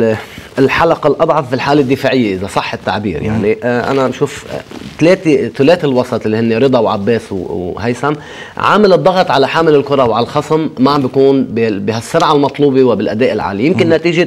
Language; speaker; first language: Arabic; native; Arabic